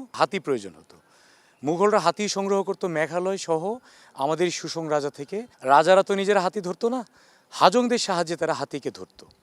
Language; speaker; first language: Bangla; non-native, local second language; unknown